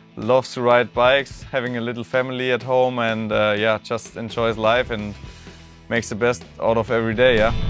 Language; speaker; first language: English; non-native, fluent; German